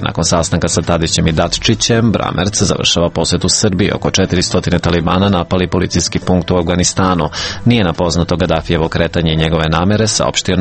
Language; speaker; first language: Serbian; native; Serbian